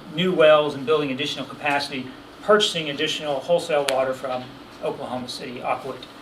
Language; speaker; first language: English; native; English